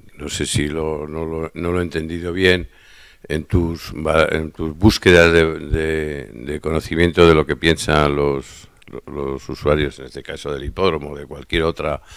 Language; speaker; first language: Spanish; native; Spanish